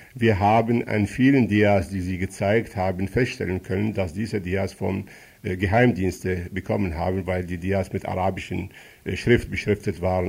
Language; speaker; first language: German; non-native, fluent; Arabic